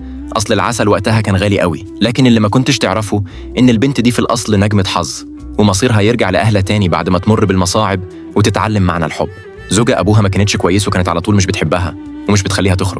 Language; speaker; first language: Arabic; native; Arabic